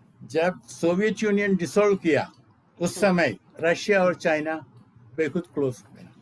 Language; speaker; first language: Hindi; non-native, local second language; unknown